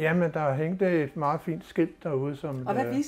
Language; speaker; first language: Danish; native; Danish